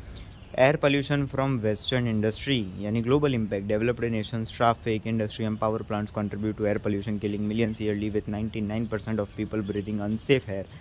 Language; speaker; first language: Hindi; native; Hindi